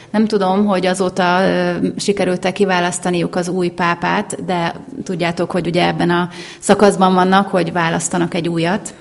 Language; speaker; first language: Hungarian; native; Hungarian